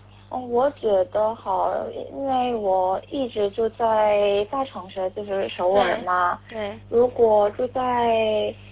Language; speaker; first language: Chinese; non-native, learner; Korean